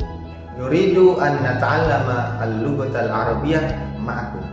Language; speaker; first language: Arabic; non-native, learner; Indonesian